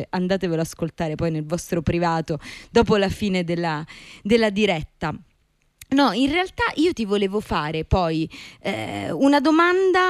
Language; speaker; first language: Italian; native; Italian